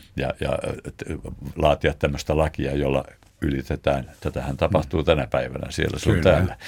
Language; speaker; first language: Finnish; native; Finnish